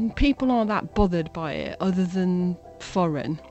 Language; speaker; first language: English; native; English